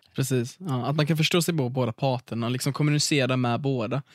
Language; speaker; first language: Swedish; early bilingual, other home language; Arabic